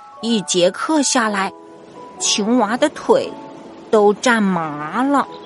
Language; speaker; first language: Chinese; native; Chinese